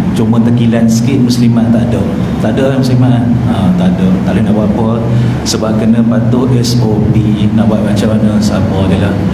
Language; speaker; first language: Malay; native; Malay